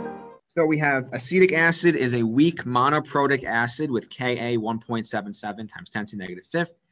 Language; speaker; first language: English; native; English